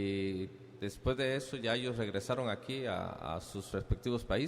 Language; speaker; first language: Spanish; native; Spanish